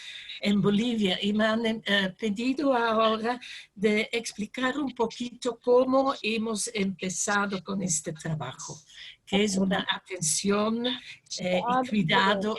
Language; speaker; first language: Spanish; non-native, fluent; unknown